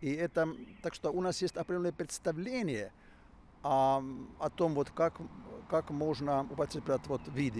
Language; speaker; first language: Russian; non-native, fluent; Finnish